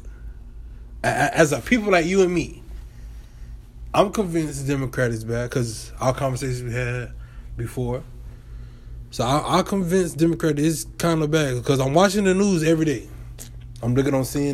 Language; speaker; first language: English; native; English